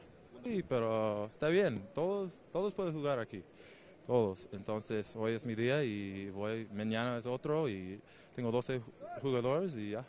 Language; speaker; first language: Spanish; non-native, learner; English